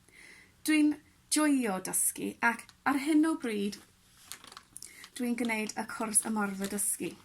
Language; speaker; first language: Welsh; non-native, learner; English